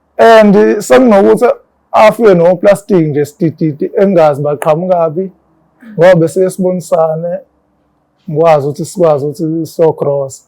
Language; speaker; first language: Zulu; native; Zulu